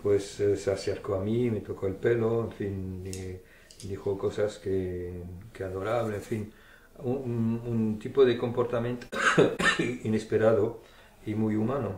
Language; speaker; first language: Spanish; early bilingual, heritage; German